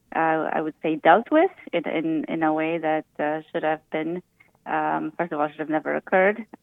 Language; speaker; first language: English; early bilingual, other home language; Romanian